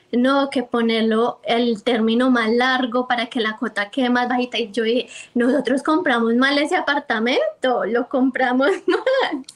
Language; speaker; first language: Spanish; native; Spanish